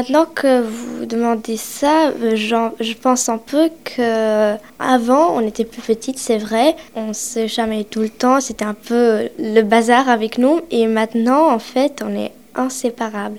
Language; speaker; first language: French; early bilingual, other home language; Romanian